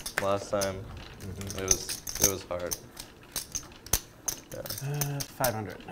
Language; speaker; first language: English; native; English